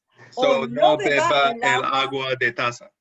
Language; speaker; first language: Spanish; non-native, learner; English